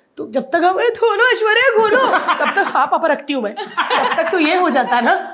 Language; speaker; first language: Hindi; native; Hindi